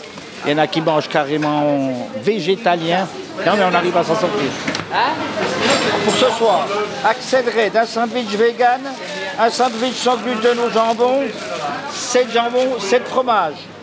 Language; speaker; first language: French; native; French